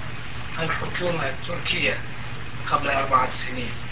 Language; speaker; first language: Arabic; non-native, local second language; Turkish